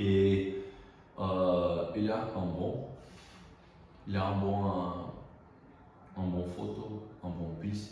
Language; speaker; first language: French; non-native, learner; Portuguese